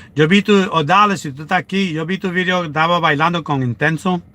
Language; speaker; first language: Spanish; early bilingual, other home language; English